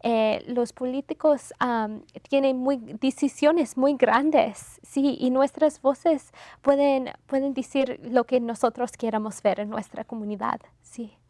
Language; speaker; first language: Spanish; non-native, fluent; English